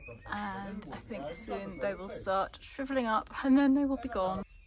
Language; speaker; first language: English; native; English